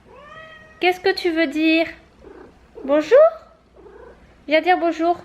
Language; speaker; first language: French; native; French